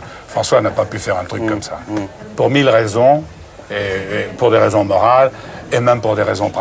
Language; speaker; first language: French; native; French